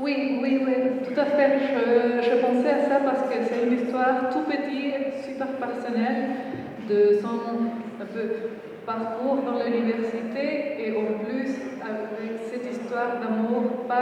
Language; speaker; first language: French; non-native, fluent; Spanish